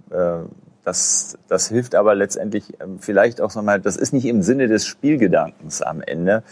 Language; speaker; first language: German; native; German